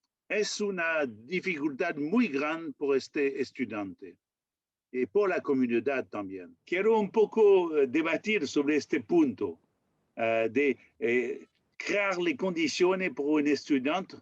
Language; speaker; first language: Spanish; non-native, fluent; French